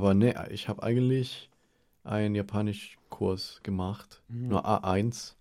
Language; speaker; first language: German; non-native, fluent; Spanish